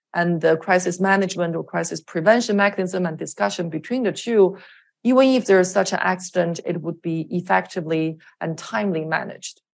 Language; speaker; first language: English; non-native, fluent; Chinese